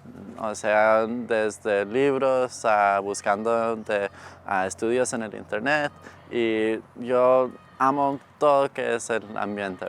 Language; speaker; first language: Spanish; non-native, fluent; English